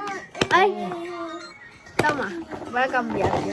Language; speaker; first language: Spanish; early bilingual, other home language; Filipino